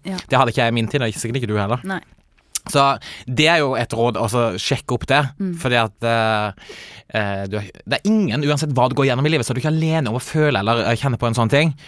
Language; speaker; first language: Norwegian; native; Norwegian